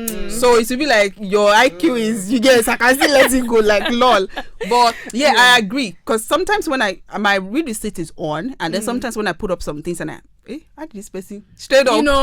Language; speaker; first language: English; non-native, local second language; Yoruba